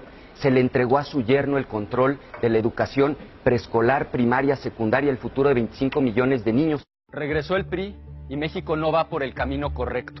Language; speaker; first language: Spanish; native; Spanish